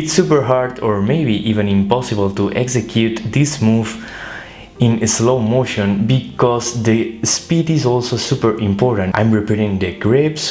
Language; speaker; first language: English; non-native, fluent; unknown